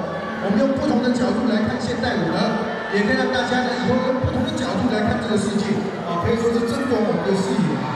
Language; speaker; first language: Chinese; native; Chinese